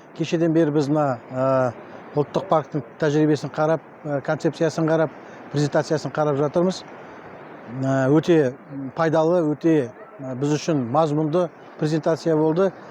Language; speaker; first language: Kazakh; native; Kazakh